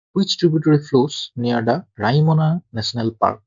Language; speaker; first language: English; non-native, local second language; Assamese